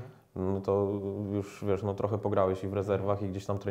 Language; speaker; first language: Polish; native; Polish